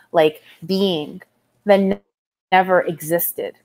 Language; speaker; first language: English; native; English